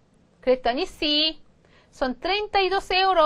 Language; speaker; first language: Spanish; non-native, fluent; Korean